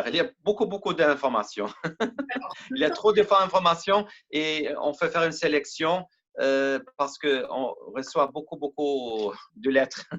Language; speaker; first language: French; non-native, learner; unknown